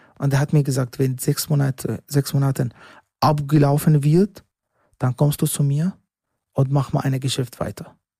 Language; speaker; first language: German; non-native, learner; Arabic